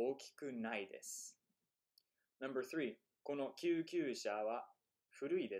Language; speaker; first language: Japanese; non-native, fluent; English